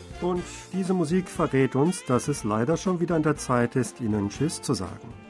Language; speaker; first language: German; native; German